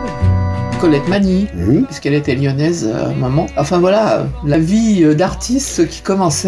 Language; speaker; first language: French; native; French